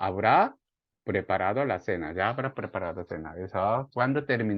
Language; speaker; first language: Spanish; non-native, fluent; Korean